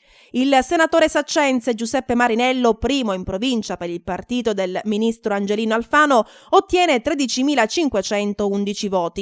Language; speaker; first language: Italian; native; Italian